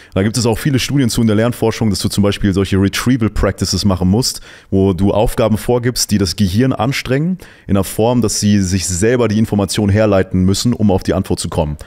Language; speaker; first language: German; native; German